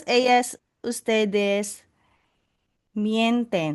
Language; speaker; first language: Spanish; non-native, learner; Filipino